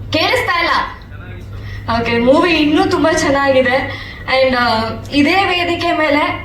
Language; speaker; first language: Kannada; native; Kannada